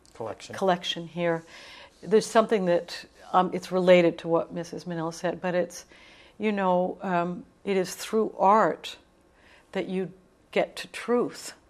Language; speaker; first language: English; native; English